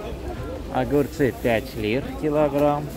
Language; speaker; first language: Russian; non-native, fluent; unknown